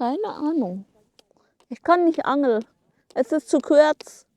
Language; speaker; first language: German; non-native, fluent; Indonesian